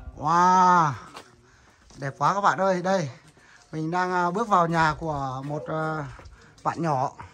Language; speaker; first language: Vietnamese; non-native, local second language; Hmong